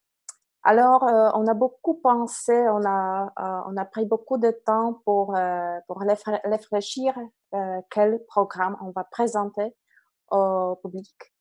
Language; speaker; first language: French; non-native, fluent; Polish